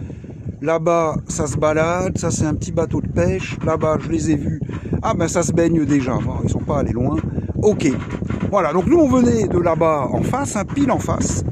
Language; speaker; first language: French; native; French